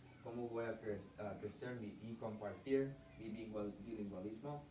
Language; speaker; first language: Spanish; non-native, learner; English